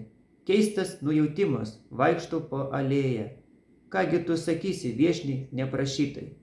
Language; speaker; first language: Lithuanian; native; Lithuanian